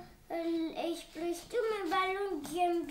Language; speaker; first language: French; early bilingual, other home language; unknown